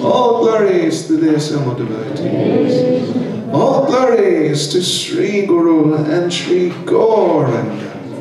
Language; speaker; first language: English; native; English